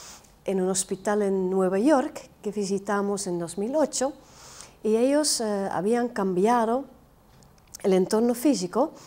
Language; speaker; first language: Spanish; non-native, fluent; Dutch